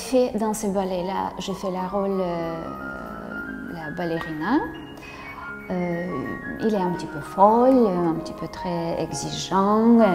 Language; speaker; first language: French; non-native, learner; Russian